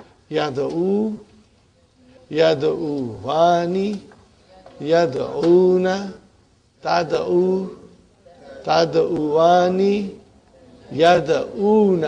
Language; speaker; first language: Arabic; non-native, fluent; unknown